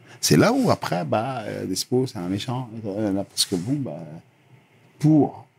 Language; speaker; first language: French; early bilingual, other home language; Lingala